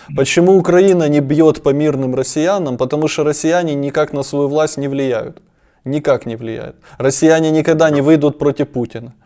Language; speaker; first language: Russian; non-native, local second language; Ukrainian